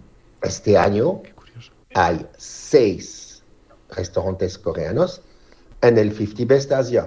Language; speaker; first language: Spanish; non-native, learner; French